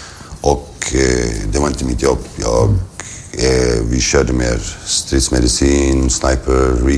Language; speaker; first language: Swedish; early bilingual, other home language; Kurdish